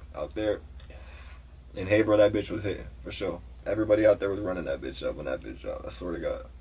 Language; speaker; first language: English; native; English